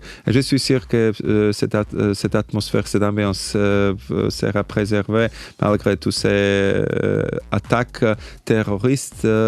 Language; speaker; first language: French; non-native, fluent; Slovak